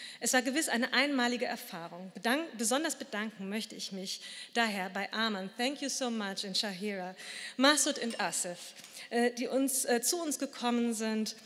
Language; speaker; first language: German; native; German